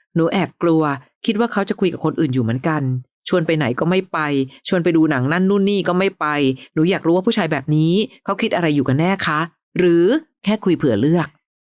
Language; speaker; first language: Thai; native; Thai